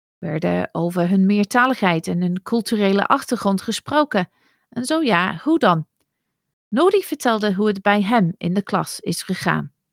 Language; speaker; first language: Dutch; non-native, fluent; English